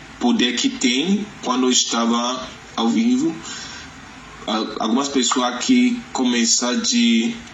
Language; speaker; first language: Portuguese; non-native, learner; Yoruba